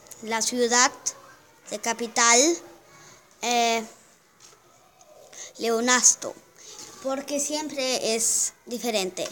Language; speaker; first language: Spanish; non-native, learner; German